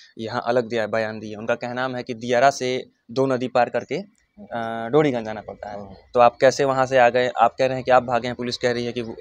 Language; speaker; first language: Hindi; native; Hindi